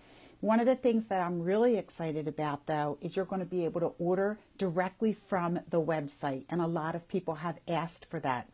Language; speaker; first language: English; native; English